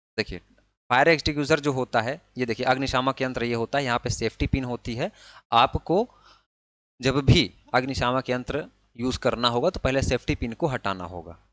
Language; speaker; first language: Hindi; native; Hindi